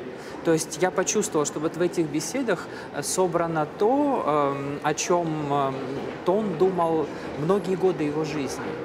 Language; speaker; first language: Russian; native; Russian